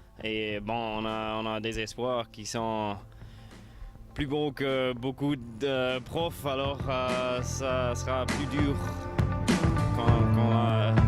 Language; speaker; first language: French; non-native, local second language; Luxembourgish